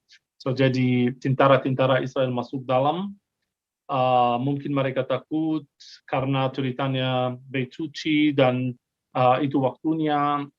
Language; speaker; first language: Indonesian; non-native, fluent; Arabic